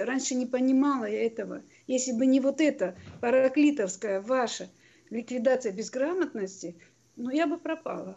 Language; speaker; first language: Russian; native; Russian